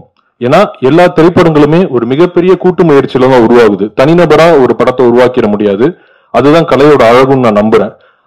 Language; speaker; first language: Tamil; native; Tamil